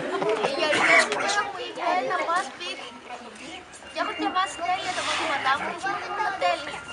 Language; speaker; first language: Greek; non-native, learner; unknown